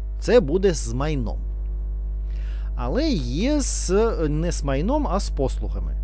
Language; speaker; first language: Ukrainian; non-native, learner; Russian